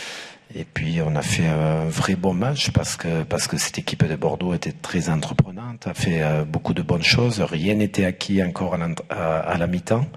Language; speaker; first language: French; native; French